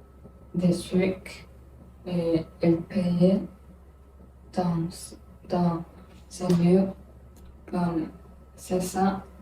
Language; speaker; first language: French; non-native, learner; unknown